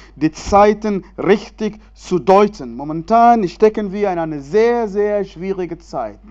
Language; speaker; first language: German; non-native, fluent; Arabic